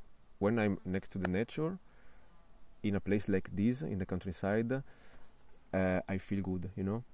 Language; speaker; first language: English; non-native, fluent; Italian